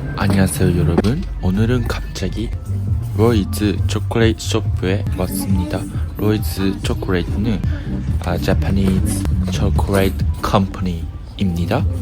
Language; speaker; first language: Korean; non-native, learner; Japanese